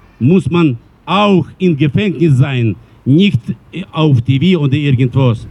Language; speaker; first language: German; non-native, learner; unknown